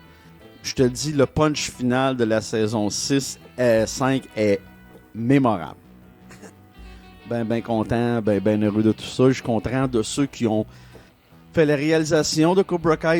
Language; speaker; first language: French; native; French